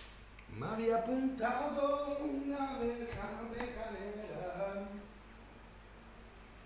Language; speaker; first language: Spanish; non-native, learner; Italian